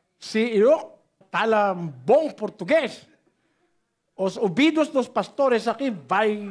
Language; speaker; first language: Portuguese; non-native, learner; Filipino